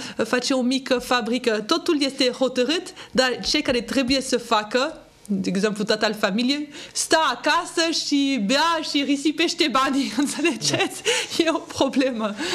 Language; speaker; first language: Romanian; non-native, fluent; French